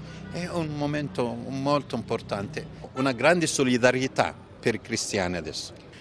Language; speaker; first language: Italian; non-native, fluent; Arabic